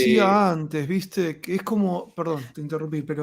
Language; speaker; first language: Spanish; native; Spanish